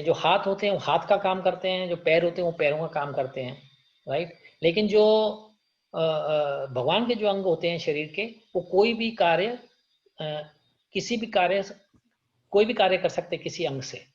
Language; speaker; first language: Hindi; native; Hindi